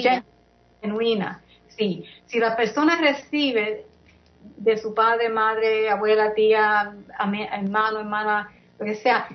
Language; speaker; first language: Spanish; early bilingual, heritage; English